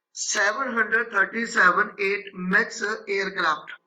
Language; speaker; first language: English; non-native, local second language; Punjabi